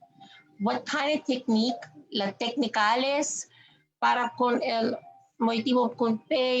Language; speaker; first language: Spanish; non-native, learner; English